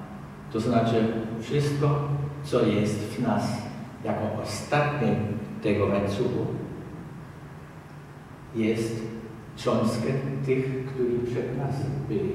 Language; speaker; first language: Polish; non-native, learner; German